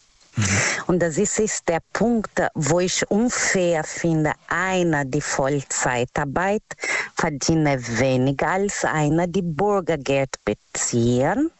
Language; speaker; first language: German; non-native, fluent; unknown